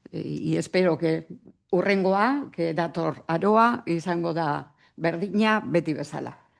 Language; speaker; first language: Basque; non-native, local second language; Spanish